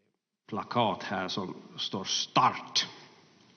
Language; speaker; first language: Swedish; non-native, fluent; Finnish